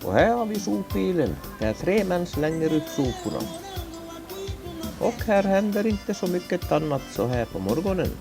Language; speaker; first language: Swedish; native; Swedish